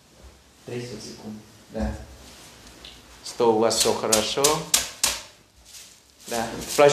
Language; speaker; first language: Russian; non-native, learner; Thai